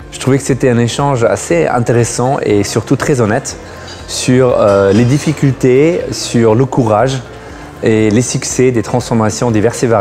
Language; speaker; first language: French; native; French